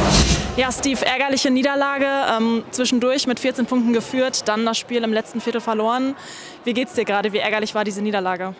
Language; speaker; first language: German; native; German